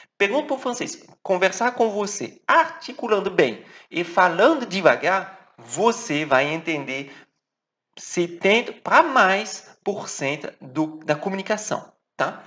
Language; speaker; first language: Portuguese; non-native, fluent; French